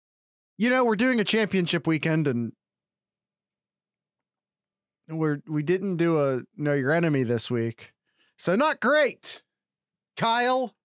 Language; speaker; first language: English; native; English